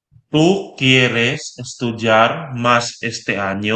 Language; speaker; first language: Spanish; non-native, learner; Filipino